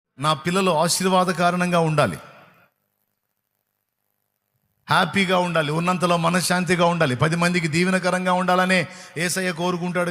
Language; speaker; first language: Telugu; native; Telugu